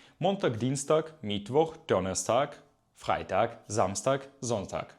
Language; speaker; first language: German; non-native, fluent; Ukrainian